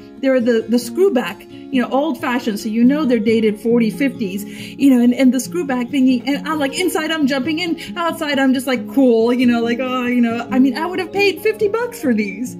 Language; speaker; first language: English; non-native, fluent; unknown